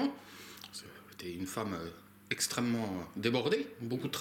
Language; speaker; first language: French; native; French